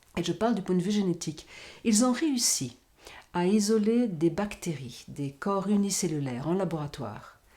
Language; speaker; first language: French; non-native, fluent; Portuguese